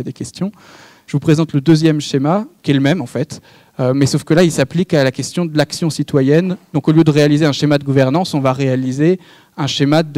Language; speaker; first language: French; native; French